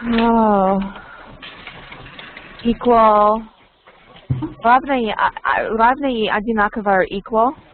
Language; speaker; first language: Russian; non-native, learner; English